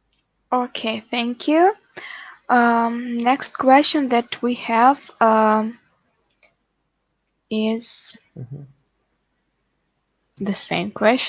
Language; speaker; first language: English; non-native, fluent; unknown